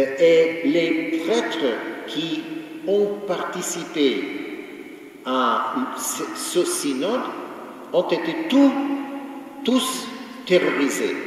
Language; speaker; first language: French; non-native, fluent; Ukrainian